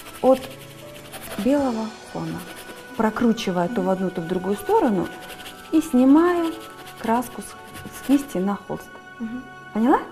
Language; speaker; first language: Russian; native; Russian